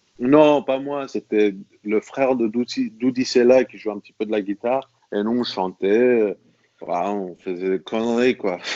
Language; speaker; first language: French; non-native, fluent; Greek